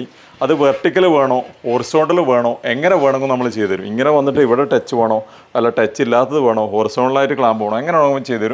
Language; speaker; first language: Malayalam; native; Malayalam